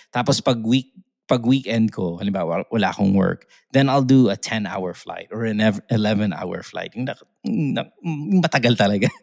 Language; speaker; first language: English; non-native, local second language; Filipino